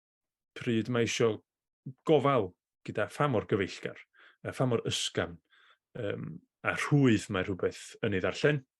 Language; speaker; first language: Welsh; native; Welsh